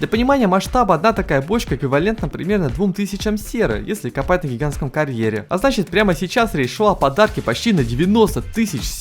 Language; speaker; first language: Russian; native; Russian